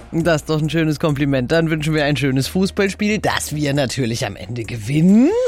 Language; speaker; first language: German; native; German